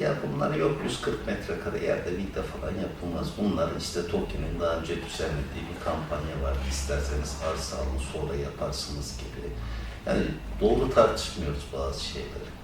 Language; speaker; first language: Turkish; native; Turkish